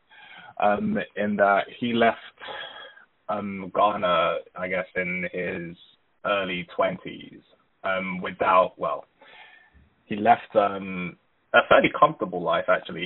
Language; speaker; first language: English; native; English